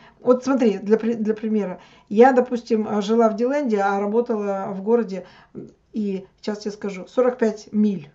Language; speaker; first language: Russian; native; Russian